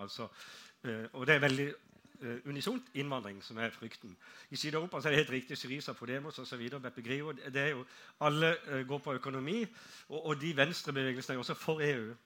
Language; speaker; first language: Norwegian; native; Norwegian